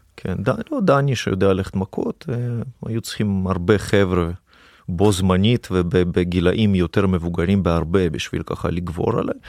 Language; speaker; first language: Hebrew; early bilingual, other home language; Russian